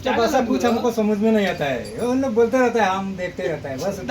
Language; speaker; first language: Hindi; non-native, local second language; Bangla